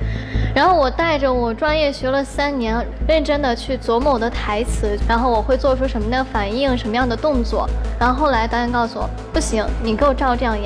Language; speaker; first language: Chinese; native; Chinese